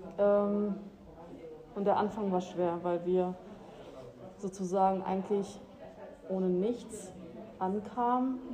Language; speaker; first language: German; early bilingual, other home language; Albanian